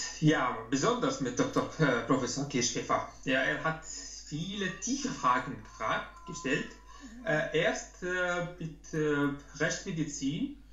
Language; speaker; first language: German; non-native, learner; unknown